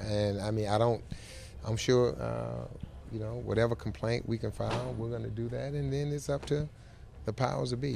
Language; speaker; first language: English; native; English